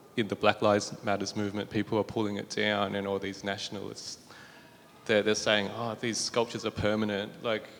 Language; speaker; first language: English; native; English